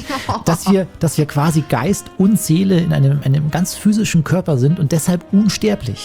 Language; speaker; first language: German; native; German